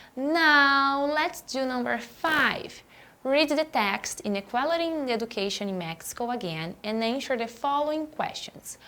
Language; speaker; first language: English; non-native, fluent; Portuguese